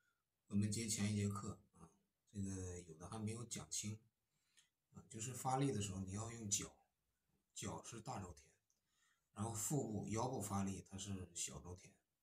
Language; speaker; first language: Chinese; native; Chinese